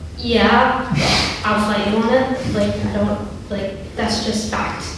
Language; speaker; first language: English; native; English